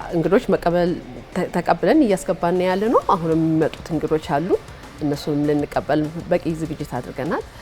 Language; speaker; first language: Amharic; native; Amharic